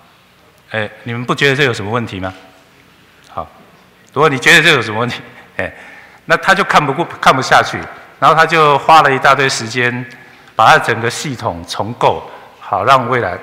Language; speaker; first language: Chinese; native; Chinese